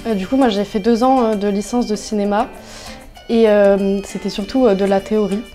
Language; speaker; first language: French; native; French